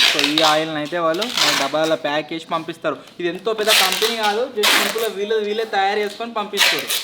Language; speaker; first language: Telugu; native; Telugu